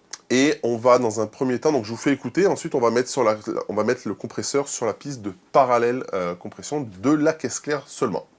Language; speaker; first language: French; native; French